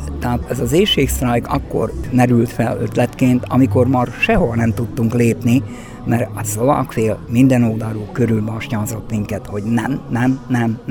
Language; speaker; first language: Hungarian; native; Hungarian